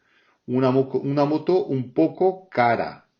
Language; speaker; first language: Spanish; non-native, fluent; French